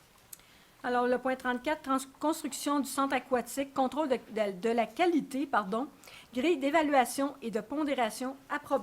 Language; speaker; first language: French; native; French